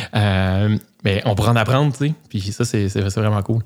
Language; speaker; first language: French; native; French